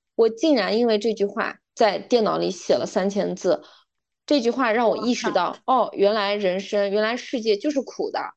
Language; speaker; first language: Chinese; non-native, local second language; Uyghur